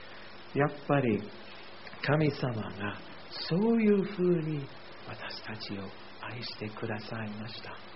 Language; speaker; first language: Japanese; non-native, fluent; English